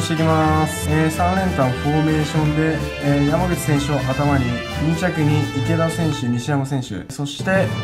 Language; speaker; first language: Japanese; native; Japanese